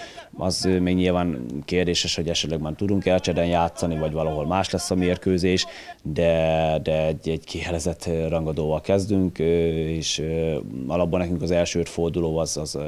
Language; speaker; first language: Hungarian; native; Hungarian